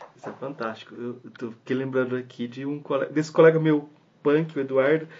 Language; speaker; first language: Portuguese; native; Portuguese